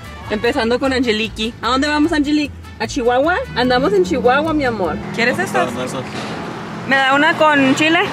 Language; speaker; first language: Spanish; early bilingual, heritage; Spanish